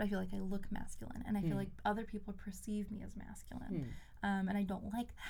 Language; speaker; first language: English; native; English